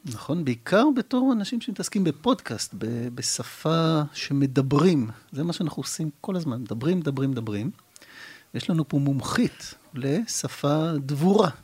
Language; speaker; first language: Hebrew; native; Hebrew